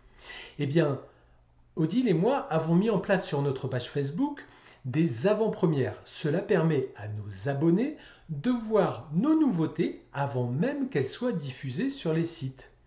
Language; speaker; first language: French; native; French